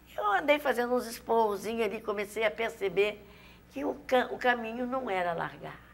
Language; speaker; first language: Portuguese; native; Portuguese